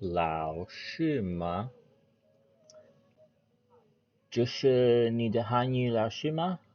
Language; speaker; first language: Chinese; non-native, learner; English